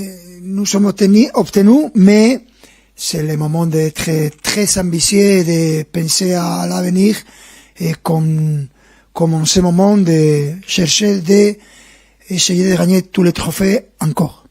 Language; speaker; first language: French; non-native, fluent; Spanish